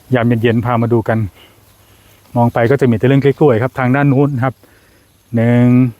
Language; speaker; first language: Thai; native; Thai